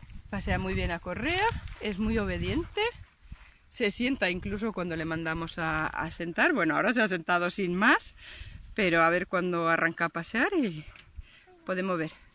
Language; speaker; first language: Spanish; native; Spanish